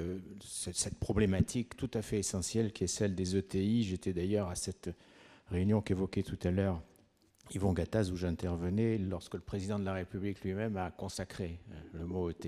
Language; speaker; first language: French; native; French